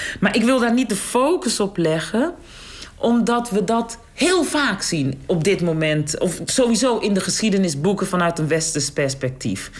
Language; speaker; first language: Dutch; native; Dutch